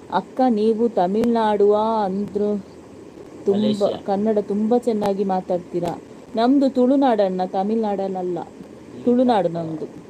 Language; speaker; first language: Kannada; non-native, local second language; Tulu